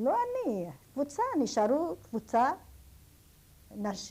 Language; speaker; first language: Hebrew; non-native, fluent; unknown